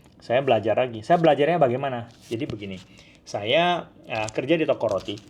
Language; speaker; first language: Indonesian; non-native, local second language; Hakka Chinese